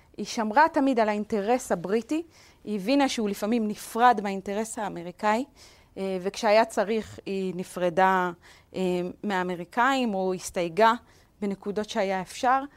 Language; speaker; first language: Hebrew; native; Hebrew